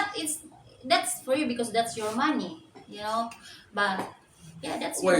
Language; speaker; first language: English; non-native, local second language; Cebuano